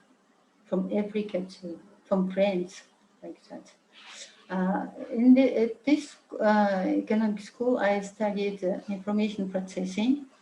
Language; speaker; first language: English; non-native, learner; Mongolian